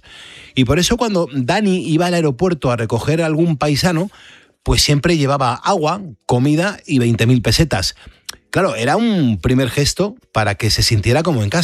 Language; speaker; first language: Spanish; native; Spanish